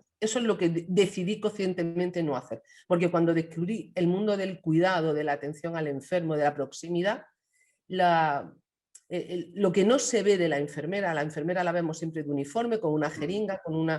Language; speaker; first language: Spanish; native; Spanish